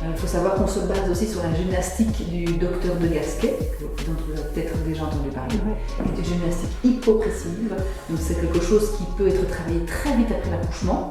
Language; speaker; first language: French; native; French